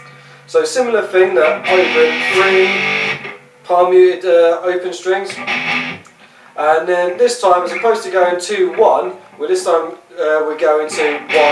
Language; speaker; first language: English; native; English